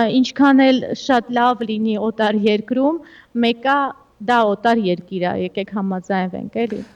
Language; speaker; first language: Armenian; early bilingual, heritage; Armenian